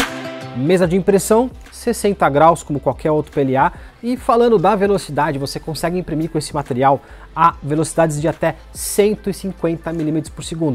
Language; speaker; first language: Portuguese; native; Portuguese